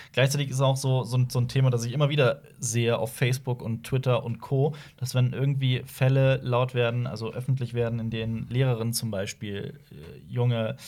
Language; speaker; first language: German; native; German